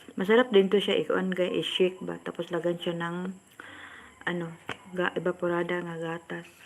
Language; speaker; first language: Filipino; non-native, local second language; Cebuano